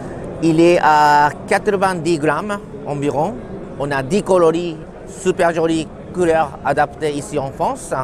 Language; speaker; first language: French; non-native, learner; Japanese